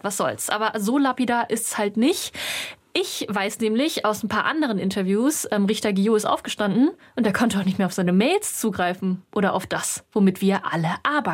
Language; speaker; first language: German; native; German